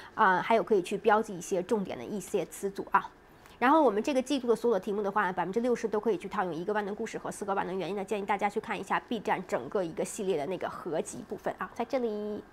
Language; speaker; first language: Chinese; native; Chinese